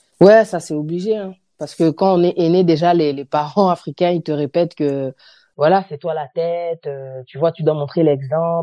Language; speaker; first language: French; native; French